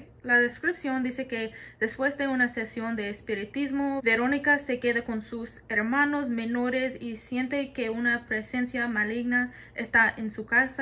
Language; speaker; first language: Spanish; non-native, learner; English